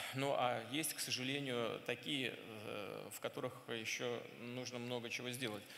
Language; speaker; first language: Russian; native; Russian